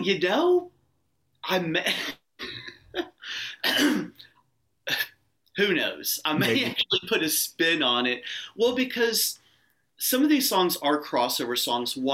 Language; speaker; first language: English; native; English